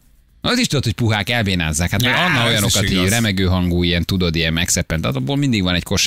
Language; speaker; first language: Hungarian; native; Hungarian